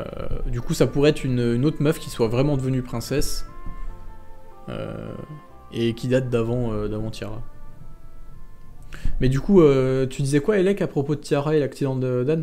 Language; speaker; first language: French; native; French